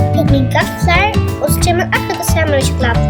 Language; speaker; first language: Norwegian; non-native, learner; Faroese